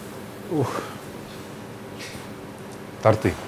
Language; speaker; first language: Russian; native; Russian